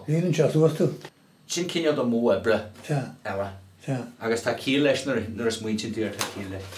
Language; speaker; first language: Irish; native; Irish